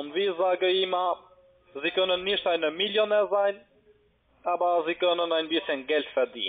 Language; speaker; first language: German; non-native, learner; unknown